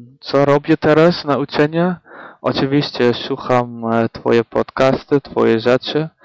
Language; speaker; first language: Polish; non-native, learner; Dutch